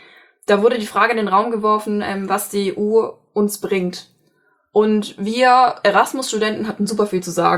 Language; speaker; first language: German; native; German